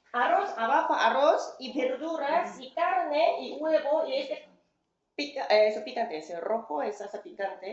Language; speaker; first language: Spanish; non-native, fluent; Korean